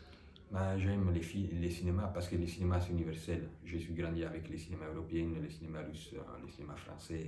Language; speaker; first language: French; non-native, fluent; Italian